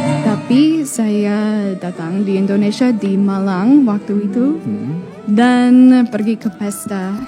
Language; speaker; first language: Indonesian; non-native, fluent; English